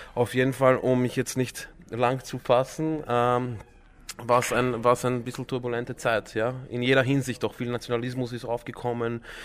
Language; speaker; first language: German; early bilingual, other home language; Croatian